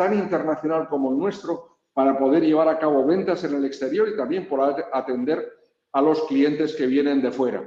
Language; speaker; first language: Spanish; native; Spanish